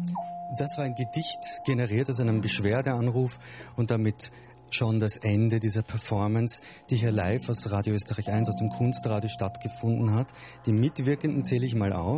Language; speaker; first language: German; native; German